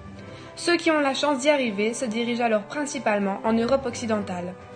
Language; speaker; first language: French; native; French